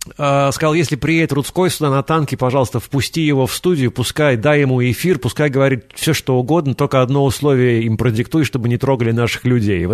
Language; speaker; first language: Russian; native; Russian